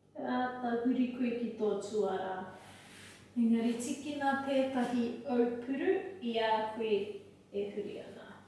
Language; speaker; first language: Māori; non-native, local second language; English